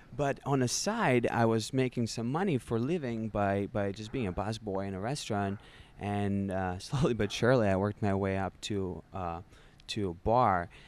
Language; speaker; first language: English; non-native, fluent; Russian